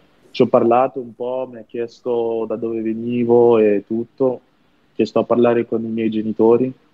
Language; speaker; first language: Italian; non-native, fluent; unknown